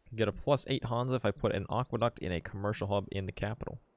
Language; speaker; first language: English; native; English